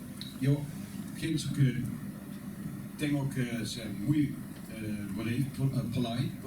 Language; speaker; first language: Spanish; non-native, learner; Dutch